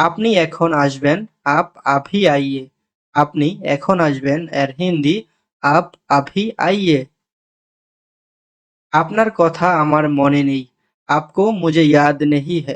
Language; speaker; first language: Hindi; non-native, learner; Bangla